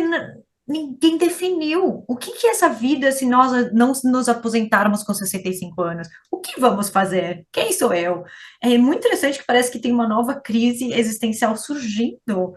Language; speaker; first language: Portuguese; native; Portuguese